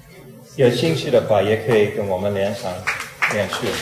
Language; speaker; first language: Chinese; non-native, fluent; English